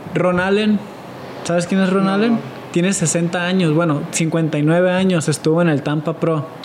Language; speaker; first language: Spanish; native; Spanish